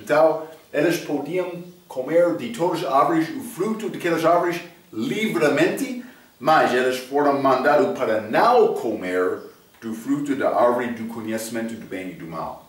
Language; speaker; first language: Portuguese; non-native, fluent; English